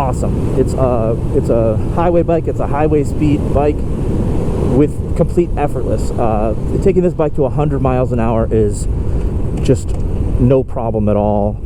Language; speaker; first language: English; native; English